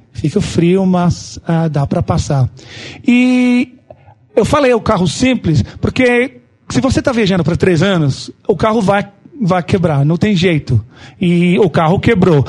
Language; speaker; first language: Portuguese; non-native, fluent; English